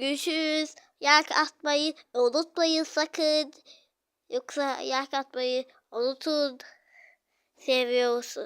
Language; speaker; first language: Turkish; early bilingual, other home language; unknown